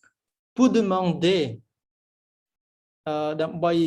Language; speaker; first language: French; non-native, fluent; Khmer